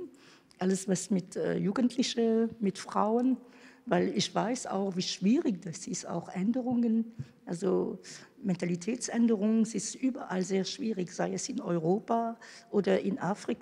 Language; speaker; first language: German; non-native, fluent; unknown